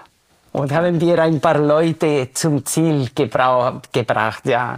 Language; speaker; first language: German; non-native, fluent; Spanish